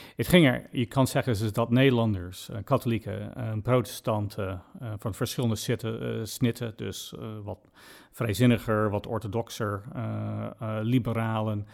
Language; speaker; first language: Dutch; non-native, fluent; English